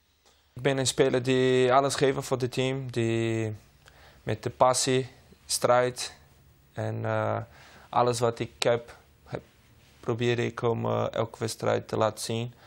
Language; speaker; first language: Dutch; non-native, learner; Portuguese